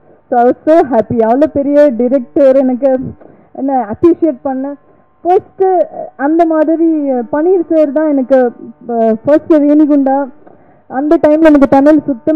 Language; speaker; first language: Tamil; non-native, learner; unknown